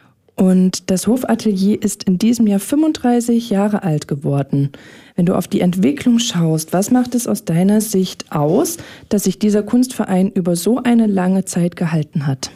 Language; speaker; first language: German; native; German